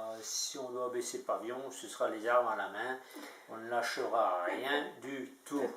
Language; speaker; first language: French; native; French